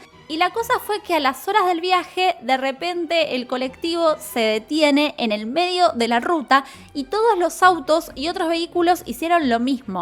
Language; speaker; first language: Spanish; native; Spanish